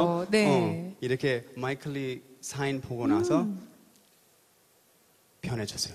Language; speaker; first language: Korean; early bilingual, heritage; English